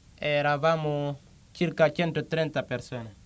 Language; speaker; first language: Italian; non-native, learner; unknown